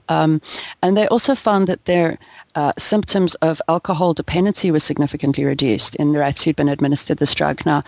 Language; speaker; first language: English; native; English